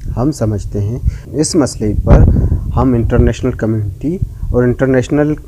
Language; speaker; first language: Urdu; non-native, local second language; Baluchi